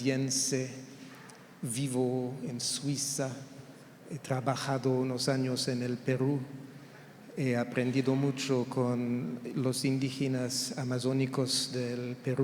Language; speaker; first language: Spanish; non-native, fluent; French